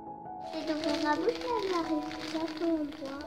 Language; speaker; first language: French; native; French